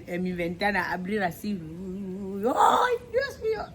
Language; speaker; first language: Spanish; non-native, learner; Filipino